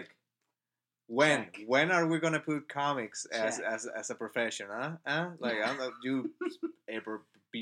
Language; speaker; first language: English; non-native, fluent; Spanish